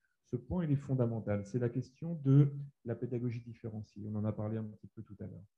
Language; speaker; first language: French; native; French